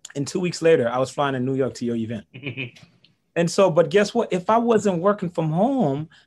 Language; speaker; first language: English; early bilingual, other home language; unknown